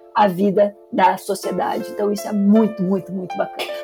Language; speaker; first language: Portuguese; native; Portuguese